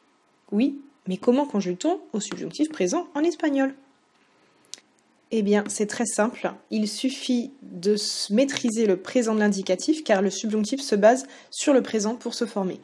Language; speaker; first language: French; native; French